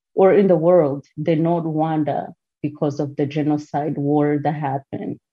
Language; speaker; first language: English; non-native, local second language; Kinyarwanda